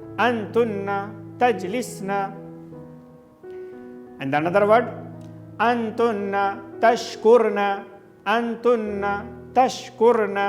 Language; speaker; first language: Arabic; non-native, fluent; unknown